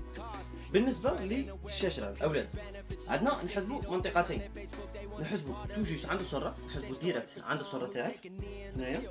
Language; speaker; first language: Arabic; native; Arabic